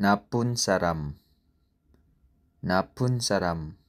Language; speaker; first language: Korean; non-native, learner; Filipino